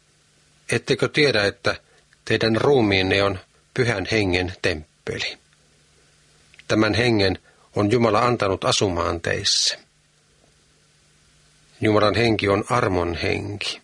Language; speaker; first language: Finnish; native; Finnish